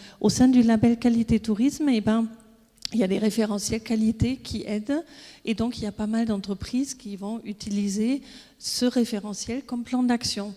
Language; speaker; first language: French; non-native, fluent; German